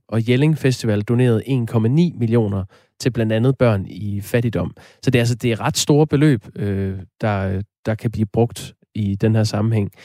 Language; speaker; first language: Danish; native; Danish